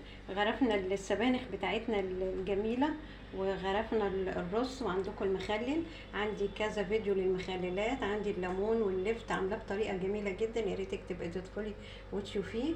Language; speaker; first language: Arabic; native; Arabic